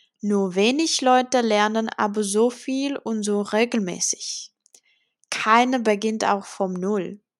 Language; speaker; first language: German; non-native, fluent; Czech